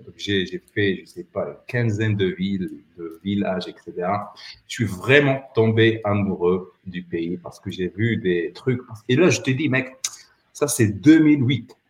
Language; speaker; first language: French; non-native, local second language; Arabic